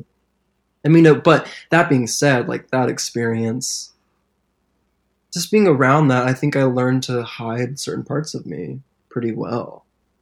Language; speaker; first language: English; native; English